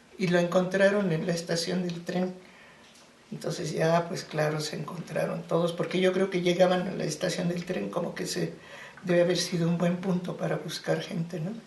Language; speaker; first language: Spanish; early bilingual, other home language; German